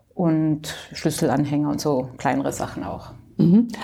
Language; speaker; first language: German; early bilingual, heritage; English